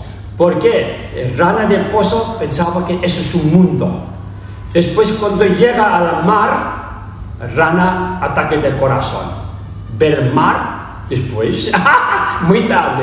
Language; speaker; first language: Spanish; non-native, learner; Tibetan